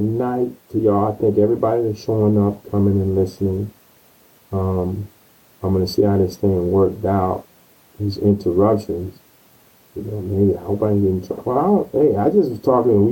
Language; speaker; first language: English; native; English